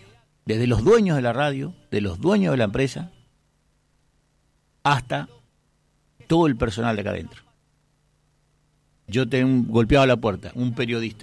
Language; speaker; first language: Spanish; native; Spanish